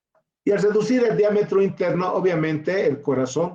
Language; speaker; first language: Spanish; native; Spanish